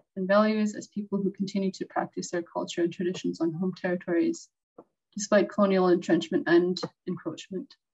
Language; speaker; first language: English; native; English